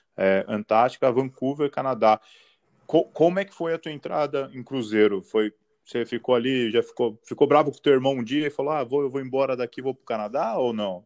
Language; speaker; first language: Portuguese; native; Portuguese